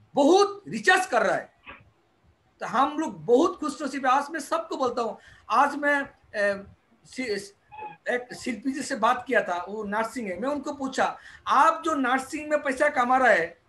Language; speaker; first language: Hindi; non-native, local second language; Bangla